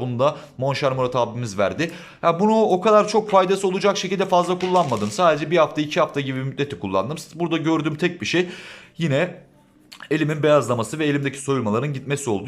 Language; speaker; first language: Turkish; native; Turkish